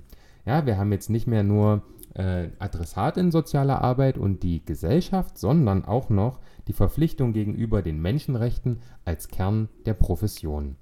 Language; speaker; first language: German; native; German